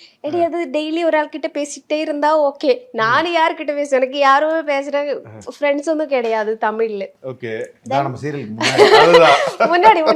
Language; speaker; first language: Tamil; non-native, learner; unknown